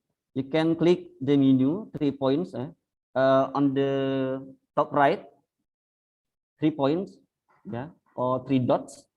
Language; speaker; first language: English; non-native, fluent; Indonesian